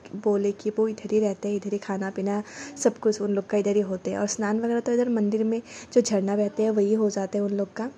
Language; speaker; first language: Hindi; non-native, local second language; Assamese